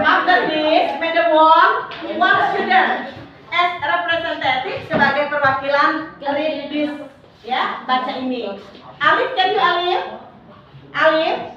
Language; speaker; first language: English; non-native, learner; Indonesian